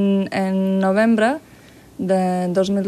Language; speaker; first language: Catalan; non-native, learner; Croatian